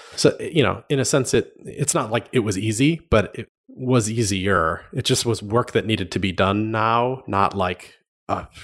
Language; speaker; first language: English; native; English